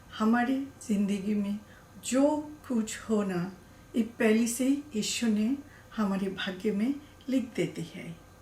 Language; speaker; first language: Hindi; non-native, learner; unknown